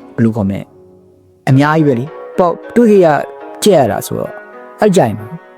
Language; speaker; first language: Burmese; native; Burmese